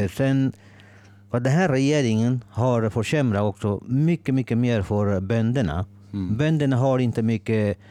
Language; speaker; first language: Swedish; non-native, fluent; Spanish